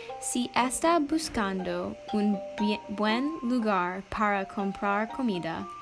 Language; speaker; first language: Spanish; non-native, learner; English